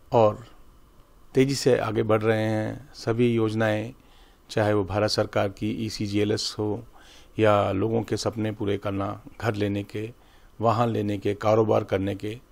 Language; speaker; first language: Hindi; native; Hindi